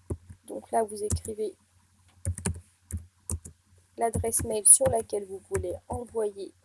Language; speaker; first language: French; native; French